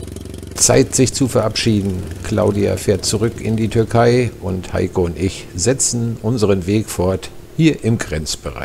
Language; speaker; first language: German; native; German